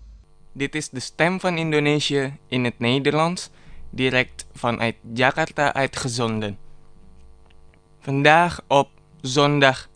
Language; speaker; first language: Dutch; non-native, fluent; Indonesian